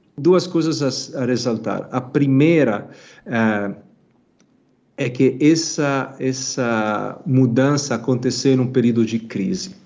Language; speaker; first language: Portuguese; non-native, fluent; Italian